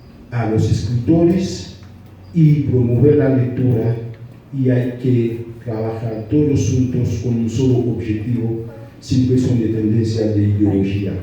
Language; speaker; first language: Spanish; non-native, fluent; Haitian Creole